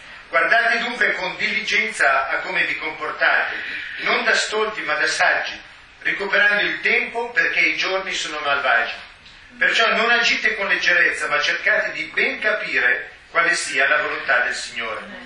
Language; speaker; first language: Italian; native; Italian